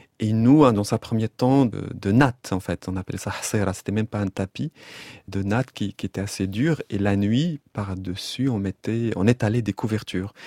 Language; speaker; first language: French; non-native, local second language; Arabic